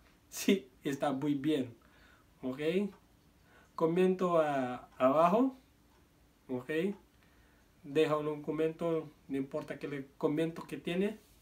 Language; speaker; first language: Spanish; non-native, learner; Filipino